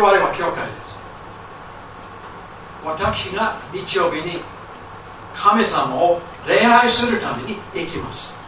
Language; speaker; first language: Japanese; non-native, fluent; English